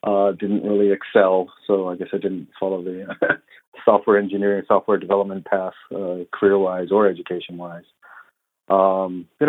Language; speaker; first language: English; native; English